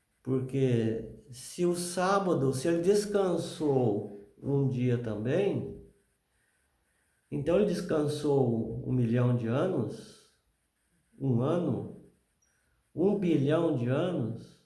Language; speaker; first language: Portuguese; native; Portuguese